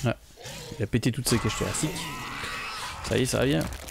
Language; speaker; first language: French; native; French